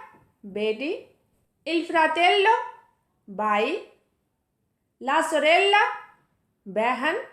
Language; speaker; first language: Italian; non-native, fluent; Urdu